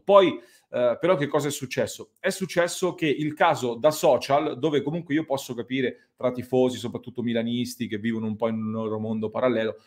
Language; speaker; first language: Italian; native; Italian